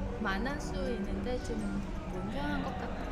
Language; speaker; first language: Korean; non-native, learner; Vietnamese